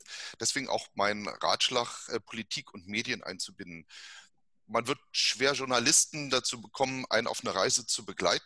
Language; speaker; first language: German; native; German